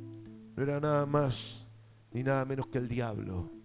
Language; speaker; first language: Spanish; native; Spanish